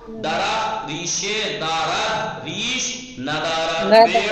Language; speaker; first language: Persian; non-native, fluent; Urdu